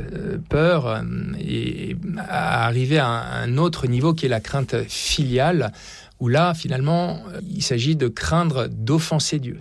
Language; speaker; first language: French; native; French